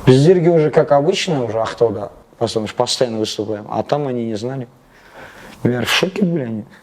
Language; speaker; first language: Russian; non-native, local second language; Kazakh